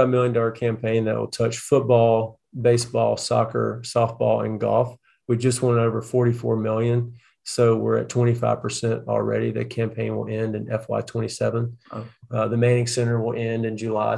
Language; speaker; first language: English; native; English